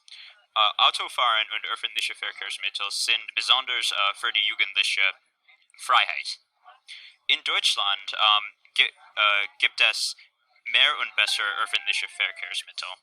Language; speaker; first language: German; non-native, learner; English